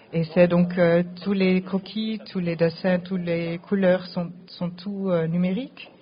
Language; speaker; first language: French; non-native, fluent; Dutch